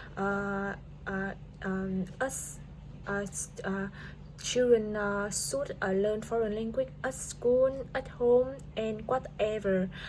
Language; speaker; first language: English; non-native, learner; Vietnamese